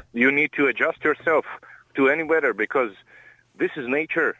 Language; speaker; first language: English; non-native, learner; Croatian